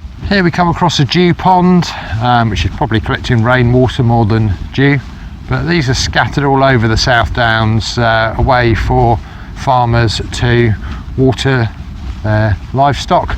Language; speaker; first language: English; native; English